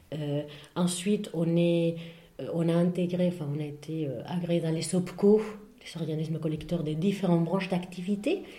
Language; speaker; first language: French; non-native, fluent; Spanish